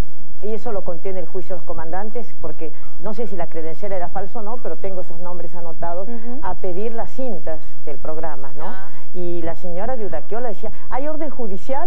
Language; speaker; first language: Spanish; native; Spanish